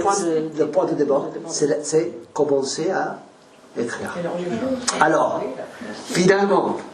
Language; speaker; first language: French; non-native, learner; Spanish